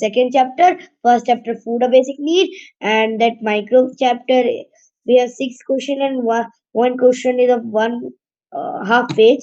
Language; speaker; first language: English; non-native, learner; Hindi